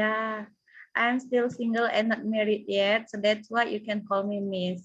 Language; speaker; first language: English; non-native, learner; Indonesian